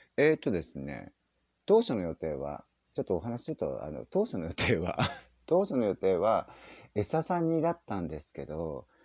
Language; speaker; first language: Japanese; native; Japanese